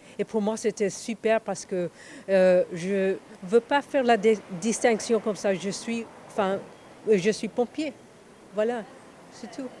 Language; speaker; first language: French; non-native, fluent; Spanish